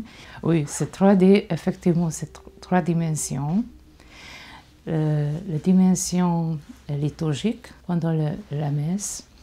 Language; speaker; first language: French; non-native, fluent; Hungarian